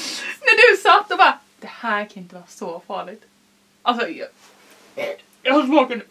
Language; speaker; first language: Swedish; native; Swedish